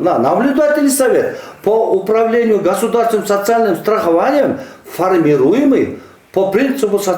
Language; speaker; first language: Russian; non-native, local second language; Kyrgyz